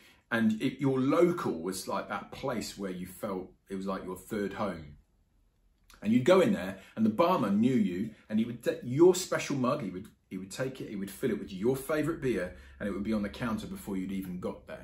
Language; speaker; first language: English; native; English